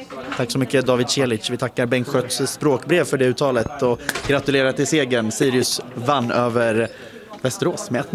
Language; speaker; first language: Swedish; native; Swedish